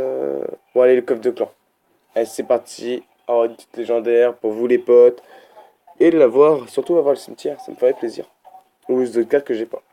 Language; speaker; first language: French; native; French